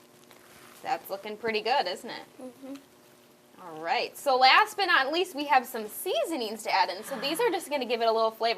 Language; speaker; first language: English; native; English